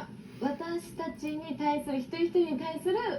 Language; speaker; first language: Japanese; native; Japanese